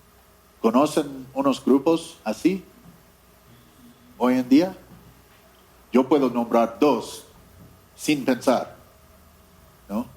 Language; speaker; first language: Spanish; non-native, fluent; English